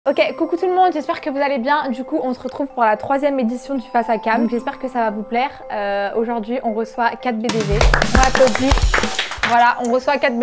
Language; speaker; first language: French; early bilingual, other home language; Arabic